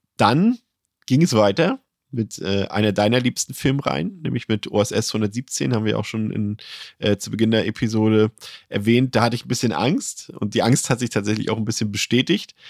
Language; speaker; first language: German; native; German